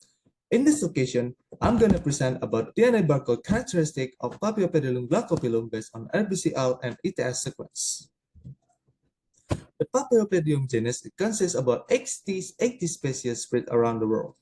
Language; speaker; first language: English; non-native, learner; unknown